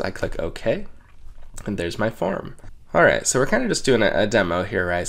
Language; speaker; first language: English; native; English